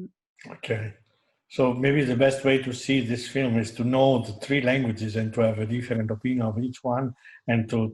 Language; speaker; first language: English; non-native, fluent; Italian